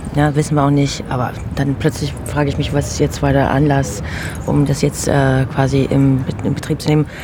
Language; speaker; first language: German; non-native, fluent; English